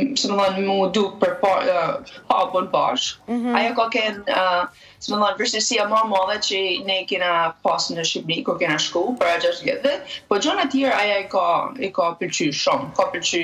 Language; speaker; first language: Albanian; native; Albanian